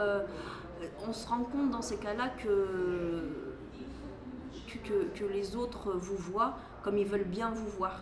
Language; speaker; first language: French; native; French